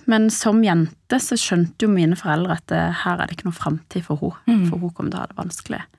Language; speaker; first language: Norwegian; early bilingual, other home language; Persian